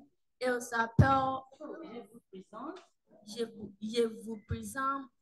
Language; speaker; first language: French; non-native, learner; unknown